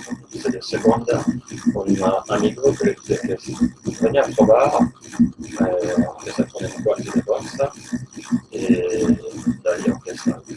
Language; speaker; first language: Spanish; non-native, learner; French